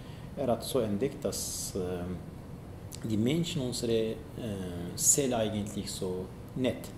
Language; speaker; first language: German; non-native, learner; Zaza